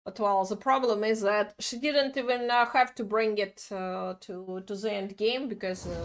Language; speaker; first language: English; non-native, fluent; Russian